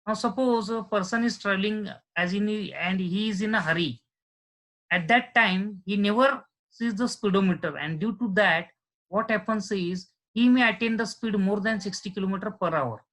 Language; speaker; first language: English; non-native, local second language; Marathi